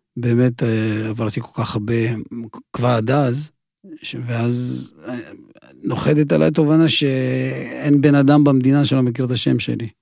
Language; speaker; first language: Hebrew; non-native, fluent; Russian